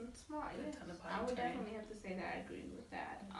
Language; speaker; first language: English; native; English